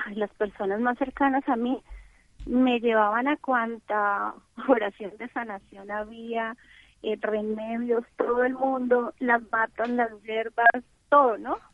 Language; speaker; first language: Spanish; native; Spanish